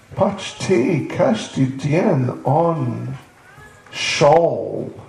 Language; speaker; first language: Russian; non-native, learner; English